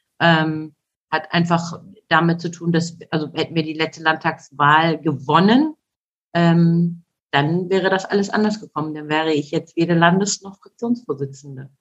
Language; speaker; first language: German; early bilingual, other home language; Turkish